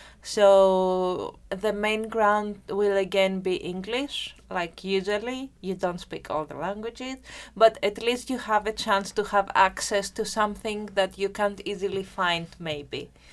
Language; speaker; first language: English; non-native, fluent; Greek